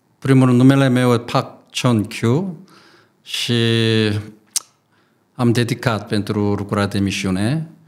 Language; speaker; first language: Romanian; non-native, learner; Korean